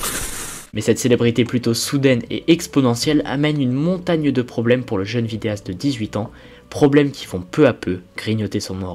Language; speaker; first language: French; native; French